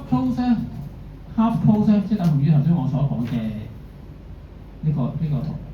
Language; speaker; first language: Cantonese; native; Cantonese